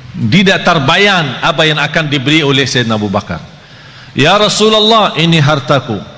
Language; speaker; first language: Malay; non-native, fluent; Arabic